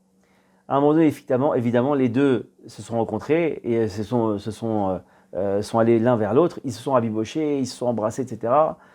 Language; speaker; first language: French; native; French